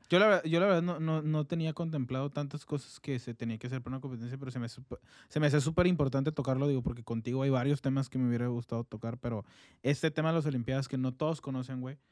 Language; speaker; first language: Spanish; native; Spanish